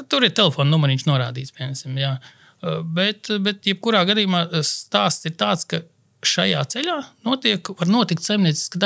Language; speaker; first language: Latvian; native; Latvian